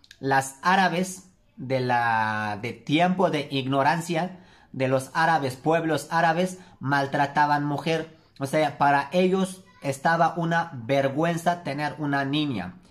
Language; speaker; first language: Spanish; non-native, learner; Turkish